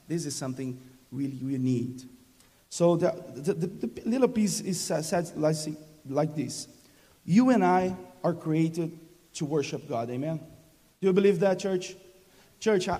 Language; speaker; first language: English; non-native, learner; Portuguese